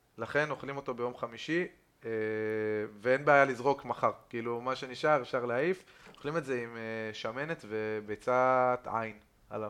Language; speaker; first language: Hebrew; native; Hebrew